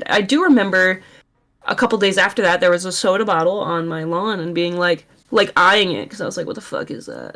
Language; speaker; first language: English; native; English